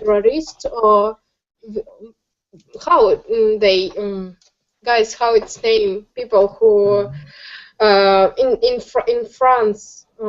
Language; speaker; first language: English; non-native, learner; Russian